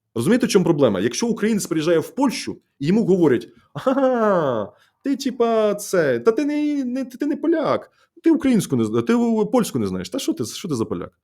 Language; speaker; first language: Ukrainian; native; Ukrainian